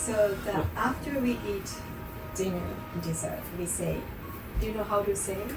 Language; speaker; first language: English; non-native, learner; Japanese